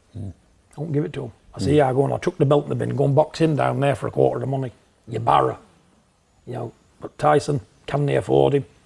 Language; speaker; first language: English; native; English